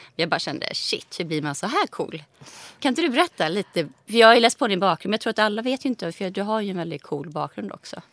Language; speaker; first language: Swedish; early bilingual, other home language; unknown